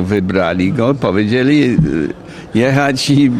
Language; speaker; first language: Polish; non-native, fluent; English